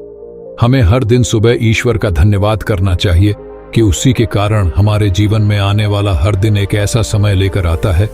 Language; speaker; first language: Hindi; native; Hindi